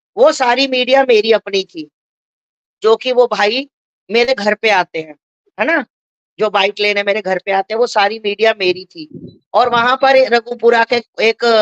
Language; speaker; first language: Hindi; native; Hindi